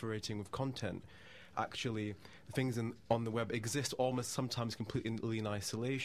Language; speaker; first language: English; native; English